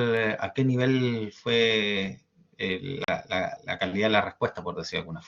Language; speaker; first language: Spanish; native; Spanish